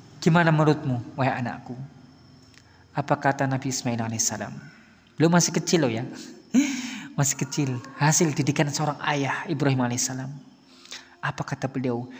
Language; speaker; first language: Indonesian; native; Indonesian